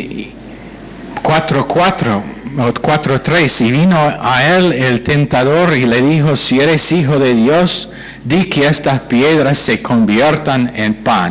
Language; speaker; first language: Spanish; non-native, fluent; English